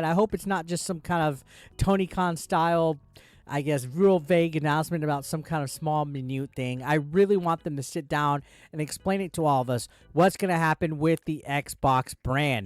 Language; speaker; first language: English; native; English